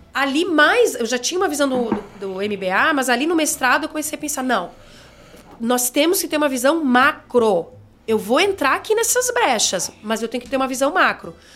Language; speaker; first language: Portuguese; native; Portuguese